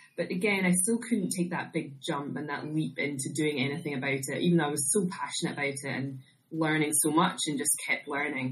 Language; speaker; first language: English; native; English